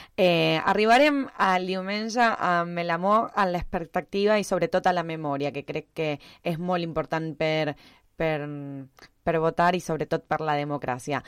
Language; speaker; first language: Catalan; early bilingual, heritage; Spanish